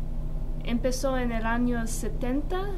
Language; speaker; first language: Spanish; non-native, fluent; English